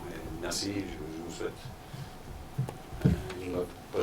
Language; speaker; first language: French; non-native, fluent; Danish